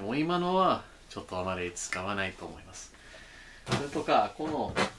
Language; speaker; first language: Japanese; non-native, learner; English